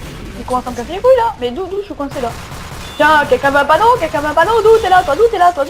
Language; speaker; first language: French; native; French